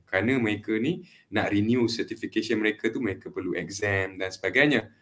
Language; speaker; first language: Malay; native; Malay